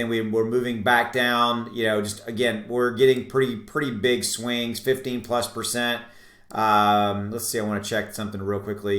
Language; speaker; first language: English; native; English